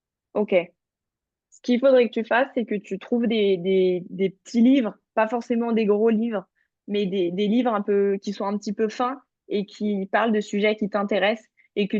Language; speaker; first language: French; native; French